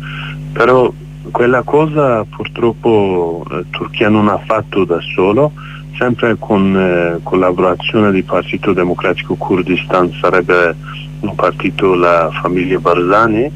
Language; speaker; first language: Italian; non-native, learner; Kurdish